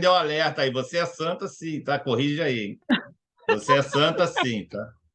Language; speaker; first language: Portuguese; native; Portuguese